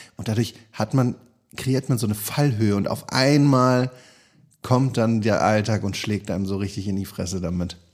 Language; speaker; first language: German; native; German